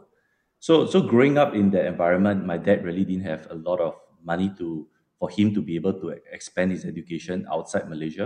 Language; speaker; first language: English; non-native, local second language; Min Nan Chinese